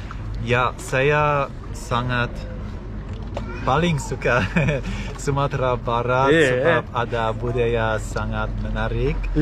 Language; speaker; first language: Indonesian; non-native, learner; Swiss German